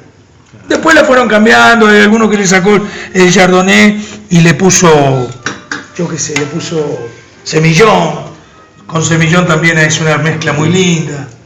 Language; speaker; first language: Spanish; native; Spanish